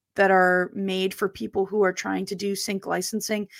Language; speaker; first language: English; native; English